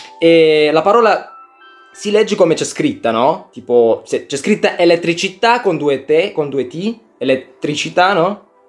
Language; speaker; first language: Italian; non-native, fluent; Russian